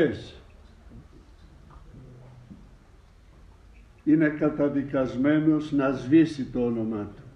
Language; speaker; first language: Greek; native; Greek